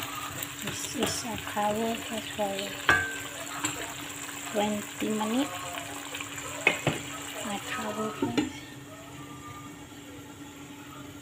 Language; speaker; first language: English; non-native, learner; Indonesian